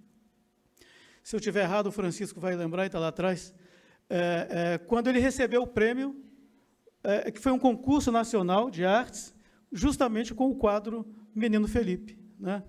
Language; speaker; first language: Portuguese; native; Portuguese